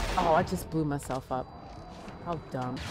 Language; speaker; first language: English; native; English